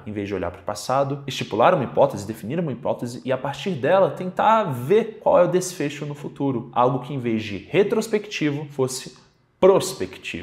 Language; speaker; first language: Portuguese; native; Portuguese